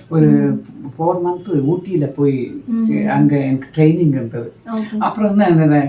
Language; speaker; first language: Tamil; non-native, local second language; Malayalam